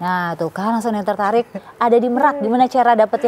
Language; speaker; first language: Indonesian; native; Indonesian